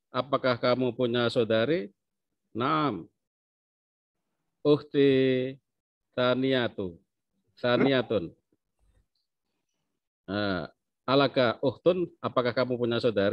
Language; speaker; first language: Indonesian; native; Indonesian